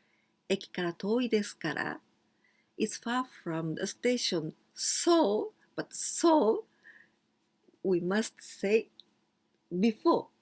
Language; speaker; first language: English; non-native, fluent; Japanese